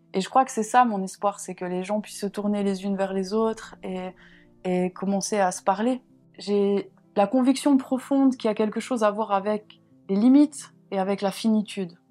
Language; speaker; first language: French; native; French